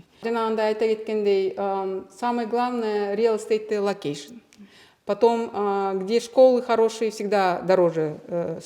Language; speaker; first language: Russian; non-native, local second language; Kyrgyz